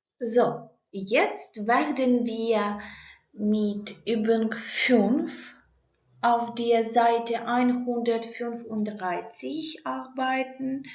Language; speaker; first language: German; non-native, learner; Ukrainian